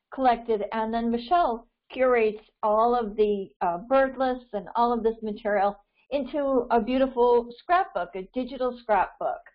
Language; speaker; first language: English; native; English